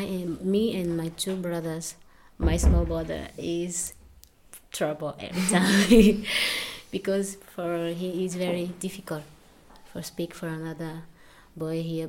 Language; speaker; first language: English; non-native, learner; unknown